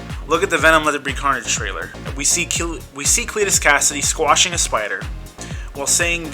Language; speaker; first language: English; native; English